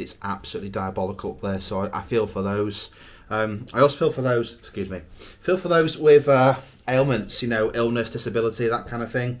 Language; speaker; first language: English; native; English